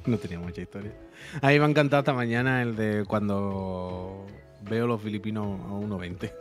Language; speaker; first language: Spanish; native; Spanish